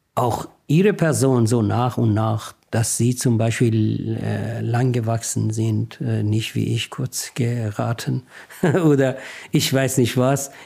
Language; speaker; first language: German; non-native, fluent; Persian